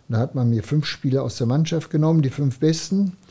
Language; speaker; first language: German; native; German